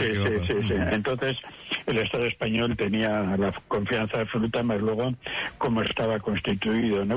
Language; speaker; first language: Spanish; native; Spanish